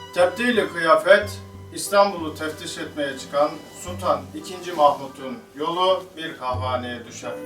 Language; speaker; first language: Turkish; native; Turkish